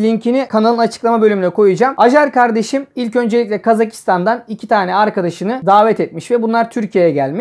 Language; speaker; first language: Turkish; native; Turkish